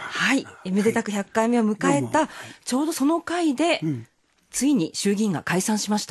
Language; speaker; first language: Japanese; native; Japanese